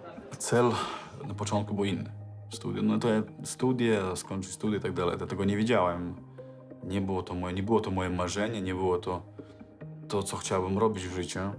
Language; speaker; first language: Polish; non-native, fluent; Chechen